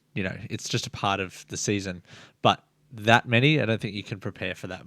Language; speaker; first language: English; native; English